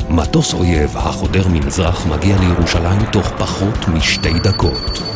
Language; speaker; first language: Hebrew; native; Hebrew